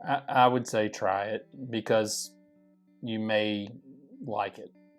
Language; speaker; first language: English; native; English